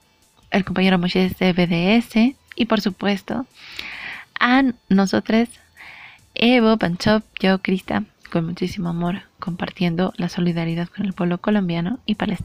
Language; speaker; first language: Spanish; native; Spanish